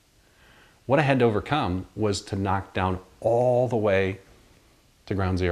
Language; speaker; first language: English; native; English